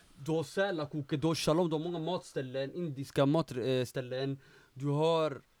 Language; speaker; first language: Swedish; native; Swedish